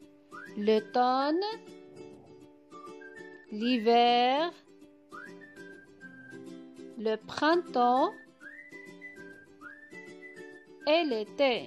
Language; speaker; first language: French; non-native, local second language; Arabic